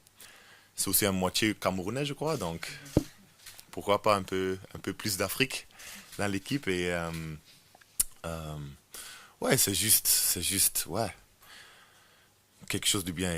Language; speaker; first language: French; non-native, fluent; German